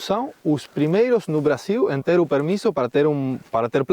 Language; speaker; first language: Portuguese; non-native, learner; Spanish